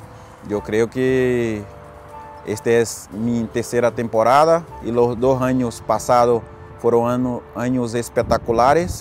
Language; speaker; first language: Spanish; non-native, fluent; Portuguese